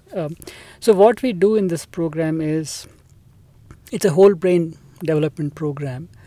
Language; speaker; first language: English; non-native, local second language; Telugu